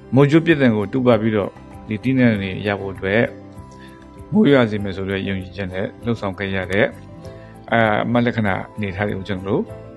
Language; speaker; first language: Burmese; non-native, local second language; S'gaw Karen